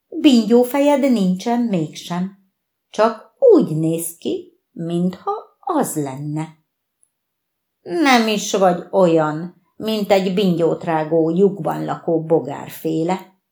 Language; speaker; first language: Hungarian; native; Hungarian